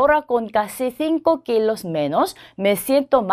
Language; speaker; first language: Spanish; non-native, fluent; Korean